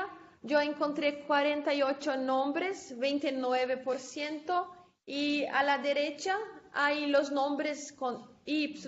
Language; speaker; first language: Spanish; non-native, fluent; Portuguese